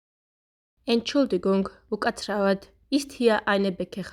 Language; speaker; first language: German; non-native, fluent; Georgian